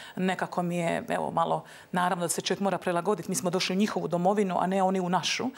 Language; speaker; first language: Croatian; native; Croatian